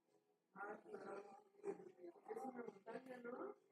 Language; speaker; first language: Spanish; native; Spanish